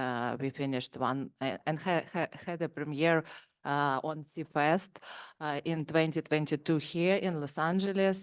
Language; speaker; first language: English; non-native, learner; Ukrainian